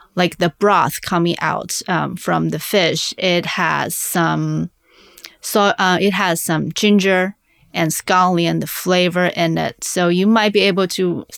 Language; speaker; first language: English; non-native, fluent; Chinese